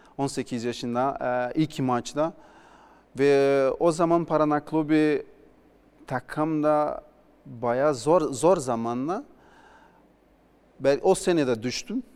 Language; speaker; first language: Turkish; non-native, learner; Portuguese